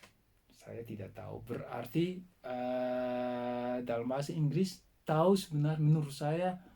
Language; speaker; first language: Indonesian; non-native, fluent; Dutch